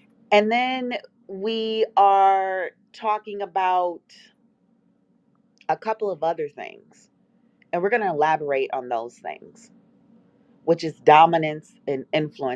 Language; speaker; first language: English; native; English